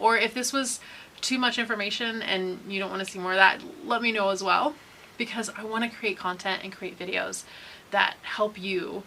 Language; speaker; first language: English; native; English